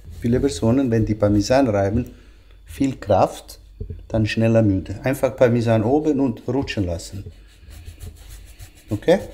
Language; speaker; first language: German; non-native, learner; Italian